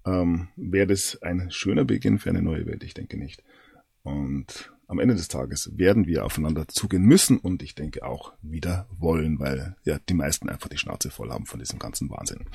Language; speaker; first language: German; native; German